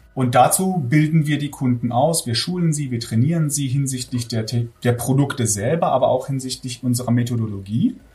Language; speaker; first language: German; early bilingual, other home language; Armenian